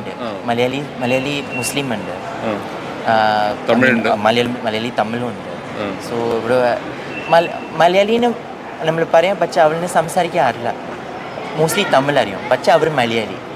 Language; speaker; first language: Malayalam; early bilingual, heritage; Malayalam